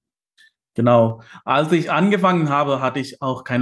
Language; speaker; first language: German; non-native, learner; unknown